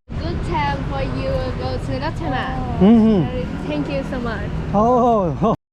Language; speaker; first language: English; non-native, learner; Korean